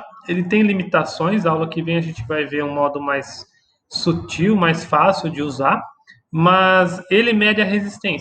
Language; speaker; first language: Portuguese; native; Portuguese